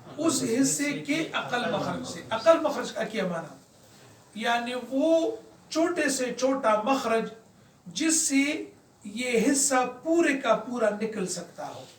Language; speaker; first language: Urdu; non-native, local second language; Pashto